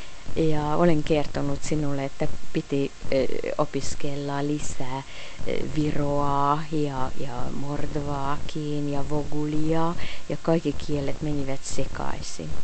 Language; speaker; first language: Finnish; non-native, fluent; Hungarian